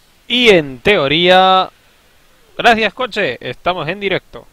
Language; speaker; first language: Spanish; native; Spanish